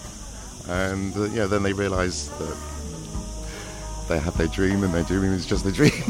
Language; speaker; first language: English; native; English